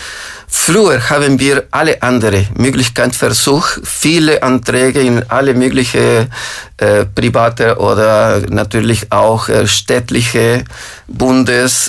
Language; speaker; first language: German; non-native, fluent; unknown